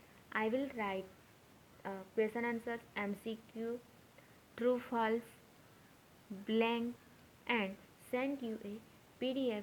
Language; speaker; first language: English; non-native, local second language; Gujarati